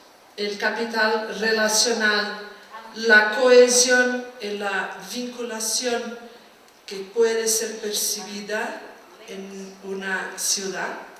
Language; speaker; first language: Spanish; non-native, fluent; Portuguese